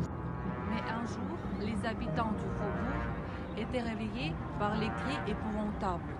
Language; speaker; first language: French; non-native, learner; Russian